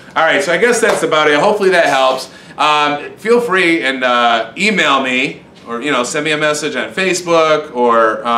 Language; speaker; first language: English; native; English